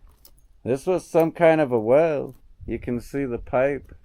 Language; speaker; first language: English; native; English